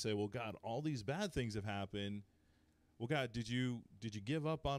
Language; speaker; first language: English; native; English